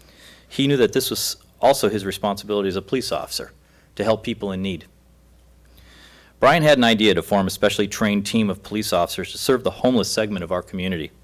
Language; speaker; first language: English; native; English